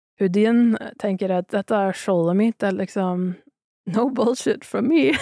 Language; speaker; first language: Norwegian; non-native, fluent; English